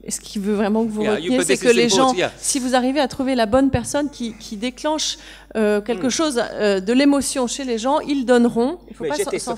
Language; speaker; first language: French; native; French